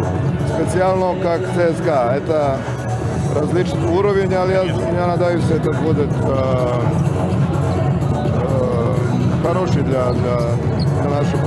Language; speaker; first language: Russian; non-native, learner; Serbian